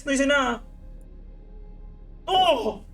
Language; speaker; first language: Spanish; native; Spanish